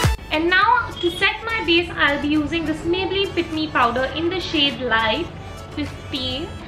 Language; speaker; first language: English; non-native, local second language; Hindi